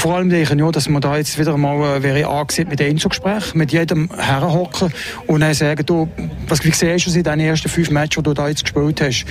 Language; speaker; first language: German; native; German